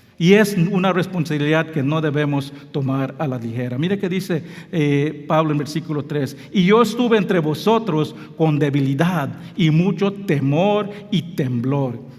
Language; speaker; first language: Spanish; non-native, local second language; English